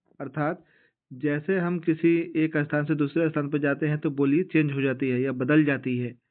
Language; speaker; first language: Hindi; native; Hindi